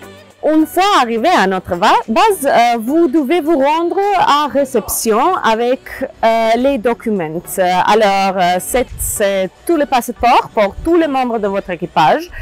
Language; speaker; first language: French; non-native, learner; Croatian